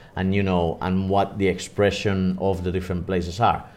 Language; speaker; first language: English; non-native, fluent; Spanish